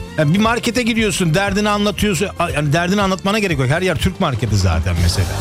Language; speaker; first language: Turkish; early bilingual, heritage; Turkish